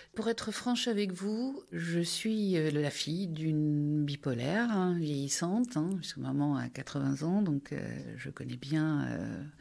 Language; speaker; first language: French; native; French